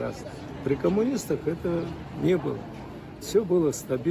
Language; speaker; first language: Russian; native; Russian